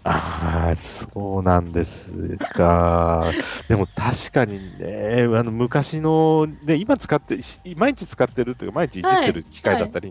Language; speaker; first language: Japanese; native; Japanese